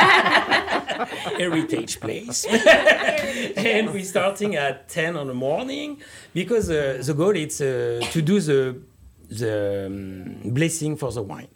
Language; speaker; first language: English; non-native, learner; French